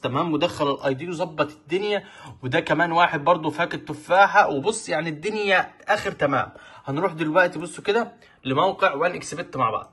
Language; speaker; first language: Arabic; native; Arabic